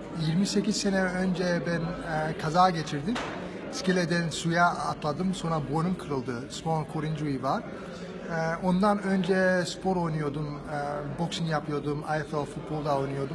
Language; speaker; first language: Turkish; early bilingual, heritage; Turkish